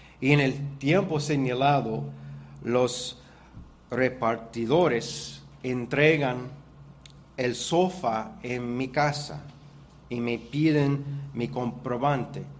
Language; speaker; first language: Spanish; non-native, fluent; English